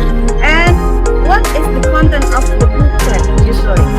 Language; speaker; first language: English; non-native, fluent; Indonesian